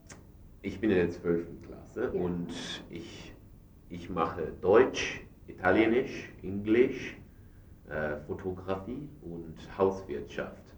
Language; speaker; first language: German; non-native, learner; English